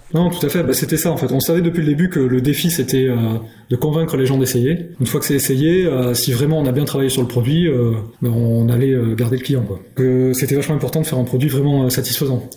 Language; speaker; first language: French; native; French